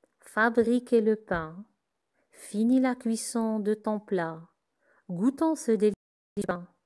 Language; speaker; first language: French; non-native, local second language; Arabic